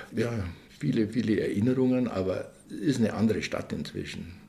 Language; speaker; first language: German; native; German